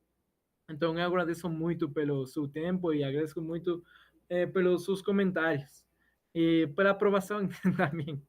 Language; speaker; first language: Portuguese; non-native, learner; Spanish